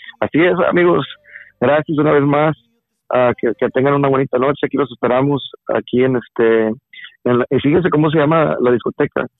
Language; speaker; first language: Spanish; early bilingual, heritage; Spanish